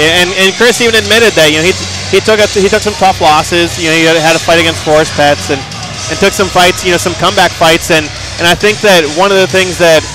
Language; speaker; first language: English; native; English